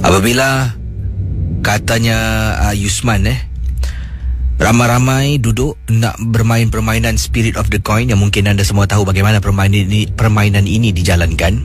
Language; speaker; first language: Malay; native; Malay